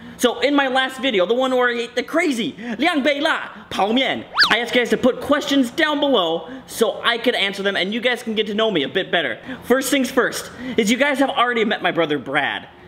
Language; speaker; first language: English; native; English